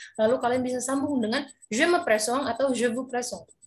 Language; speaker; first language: French; non-native, fluent; Indonesian